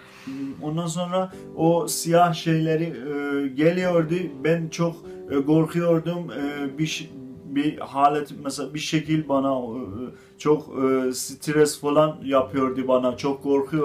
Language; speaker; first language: Turkish; non-native, learner; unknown